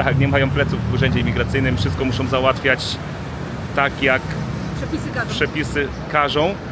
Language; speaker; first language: Polish; native; Polish